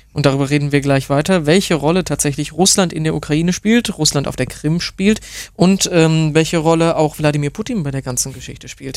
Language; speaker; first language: German; native; German